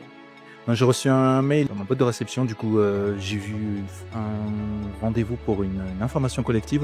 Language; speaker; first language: French; native; French